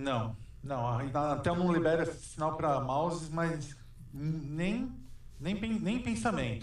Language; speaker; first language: Portuguese; native; Portuguese